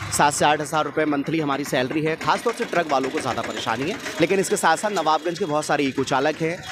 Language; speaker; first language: Hindi; native; Hindi